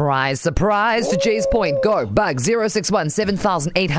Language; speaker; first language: English; native; English